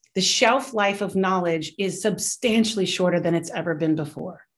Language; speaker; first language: English; native; English